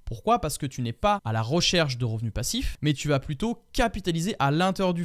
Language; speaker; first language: French; native; French